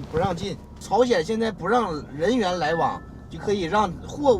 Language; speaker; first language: Chinese; native; Chinese